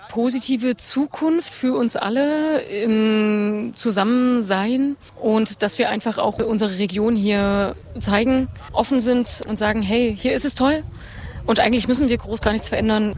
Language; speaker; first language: German; native; German